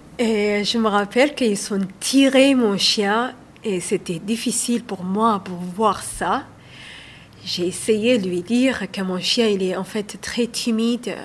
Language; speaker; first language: French; non-native, learner; Somali